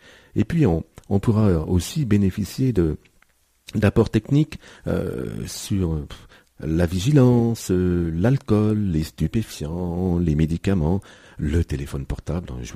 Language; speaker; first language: French; native; French